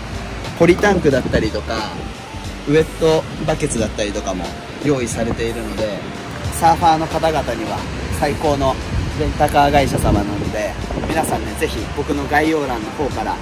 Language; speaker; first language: Japanese; native; Japanese